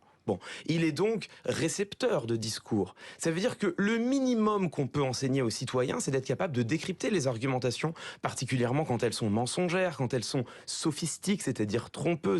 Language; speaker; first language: French; native; French